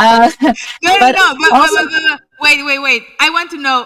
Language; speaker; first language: English; non-native, learner; Spanish